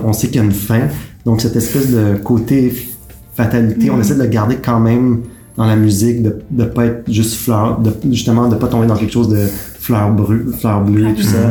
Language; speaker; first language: French; native; French